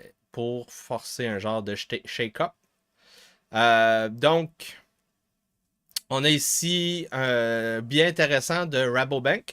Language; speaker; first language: French; native; French